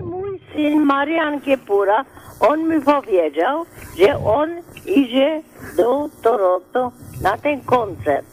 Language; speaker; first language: Polish; non-native, learner; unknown